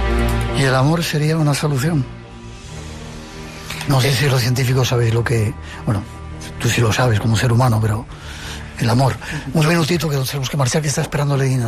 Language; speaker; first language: Spanish; native; Spanish